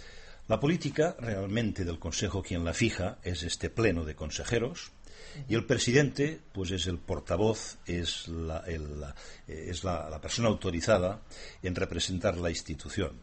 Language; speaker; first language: Spanish; native; Spanish